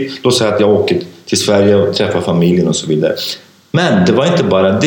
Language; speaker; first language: Swedish; non-native, fluent; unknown